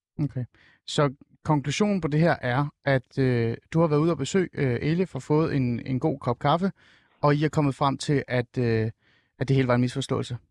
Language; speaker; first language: Danish; early bilingual, other home language; Persian